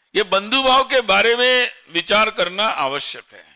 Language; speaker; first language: Hindi; non-native, local second language; Marathi